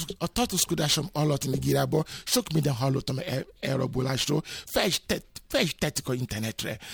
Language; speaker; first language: Hungarian; non-native, fluent; Yoruba